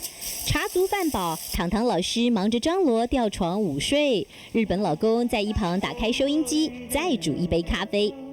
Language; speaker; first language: Chinese; native; Chinese